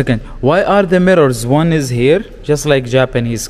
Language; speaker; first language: English; non-native, learner; Arabic